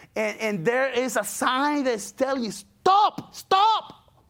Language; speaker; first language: English; non-native, fluent; Spanish